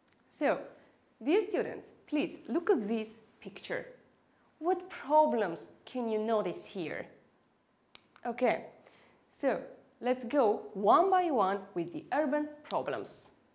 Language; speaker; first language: English; non-native, fluent; Armenian